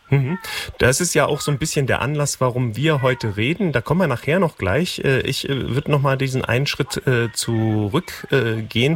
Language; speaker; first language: German; native; German